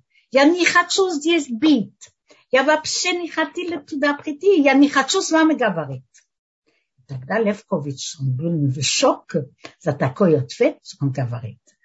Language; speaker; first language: Russian; early bilingual, heritage; Russian